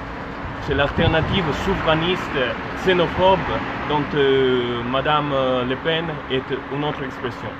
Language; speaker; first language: French; non-native, fluent; Italian